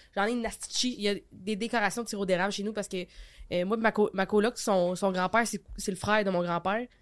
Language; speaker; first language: French; early bilingual, other home language; Arabic